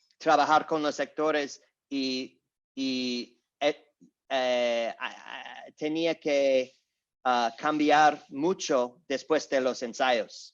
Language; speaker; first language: Spanish; non-native, learner; English